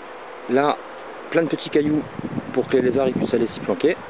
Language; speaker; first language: French; native; French